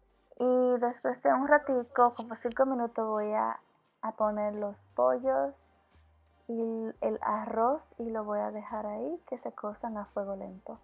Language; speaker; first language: Spanish; early bilingual, heritage; Spanish